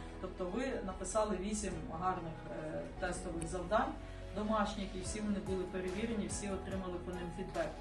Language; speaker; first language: Ukrainian; native; Ukrainian